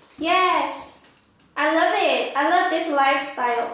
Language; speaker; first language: English; non-native, learner; Korean